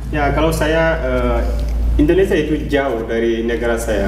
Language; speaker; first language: Indonesian; non-native, fluent; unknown